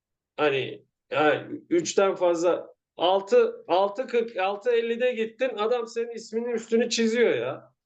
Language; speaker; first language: Turkish; native; Turkish